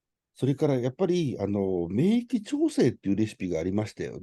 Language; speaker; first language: Japanese; native; Japanese